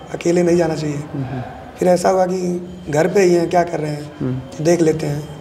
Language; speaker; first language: Hindi; native; Hindi